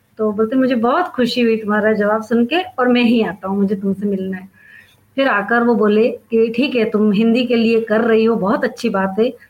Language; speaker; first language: Hindi; non-native, local second language; Sindhi